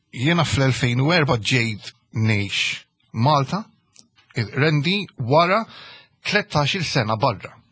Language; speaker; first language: Maltese; early bilingual, heritage; Maltese